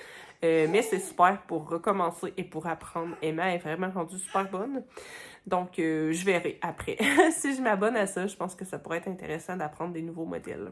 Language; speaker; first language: French; native; French